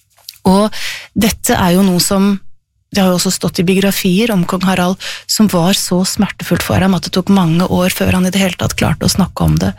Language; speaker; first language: Norwegian; native; Norwegian